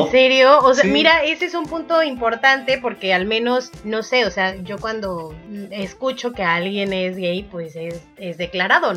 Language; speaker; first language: Spanish; native; Spanish